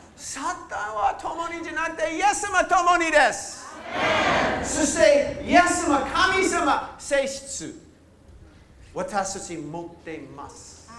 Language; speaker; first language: Japanese; non-native, learner; English